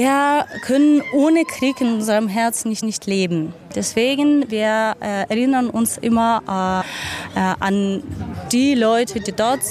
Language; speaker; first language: German; non-native, fluent; Ukrainian